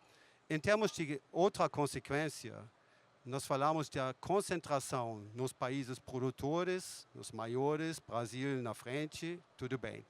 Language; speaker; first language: Portuguese; non-native, fluent; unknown